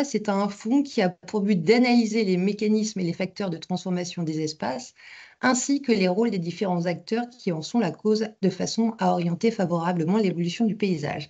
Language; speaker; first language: French; native; French